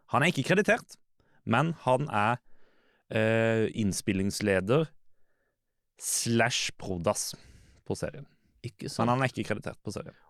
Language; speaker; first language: Norwegian; native; Norwegian